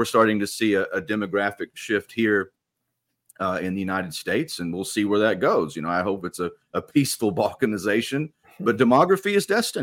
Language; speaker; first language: English; native; English